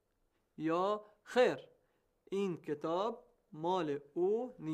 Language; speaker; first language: Persian; non-native, learner; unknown